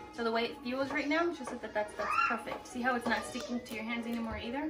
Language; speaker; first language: English; early bilingual, other home language; Spanish